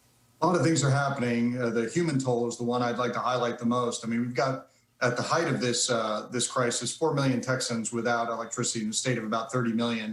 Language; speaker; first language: English; native; English